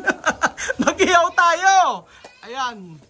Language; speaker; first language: Filipino; native; Filipino